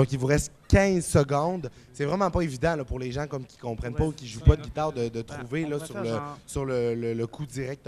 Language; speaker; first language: French; native; French